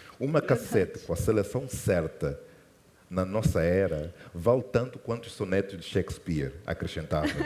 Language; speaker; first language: Portuguese; native; Portuguese